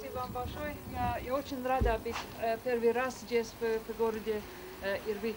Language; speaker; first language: Russian; non-native, fluent; English